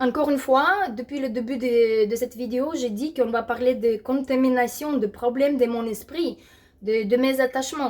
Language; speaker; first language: French; non-native, fluent; Russian